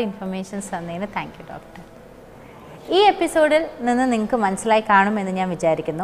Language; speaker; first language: Malayalam; native; Malayalam